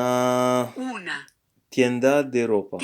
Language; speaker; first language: Spanish; non-native, learner; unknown